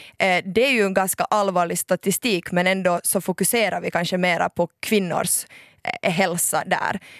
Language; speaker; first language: Swedish; native; Swedish